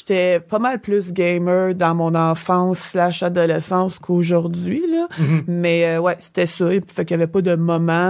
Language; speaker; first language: French; native; French